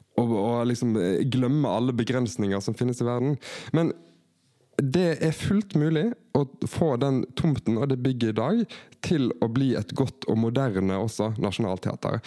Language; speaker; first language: Norwegian; native; Norwegian